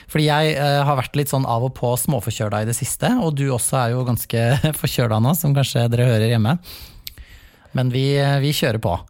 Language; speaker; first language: Norwegian; native; Norwegian